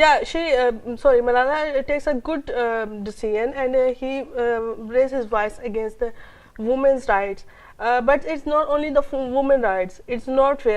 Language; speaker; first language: English; non-native, local second language; Urdu